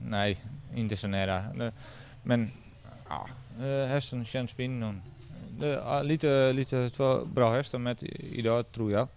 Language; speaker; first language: Swedish; non-native, learner; Dutch